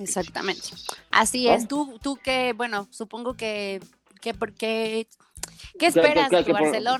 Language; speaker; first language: Spanish; native; Spanish